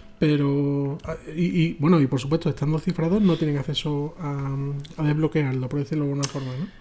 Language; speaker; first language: Spanish; native; Spanish